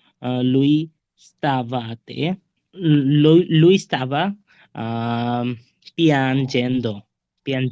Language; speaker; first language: Italian; non-native, learner; Bangla